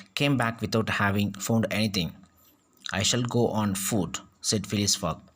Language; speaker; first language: English; non-native, local second language; Tamil